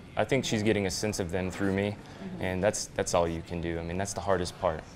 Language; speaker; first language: English; native; English